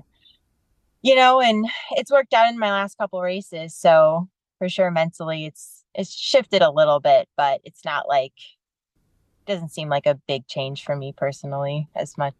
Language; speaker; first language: English; native; English